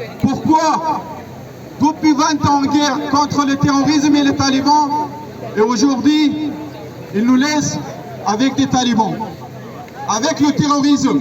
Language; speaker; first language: French; non-native, fluent; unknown